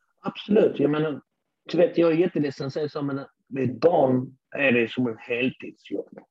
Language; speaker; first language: Swedish; early bilingual, other home language; Arabic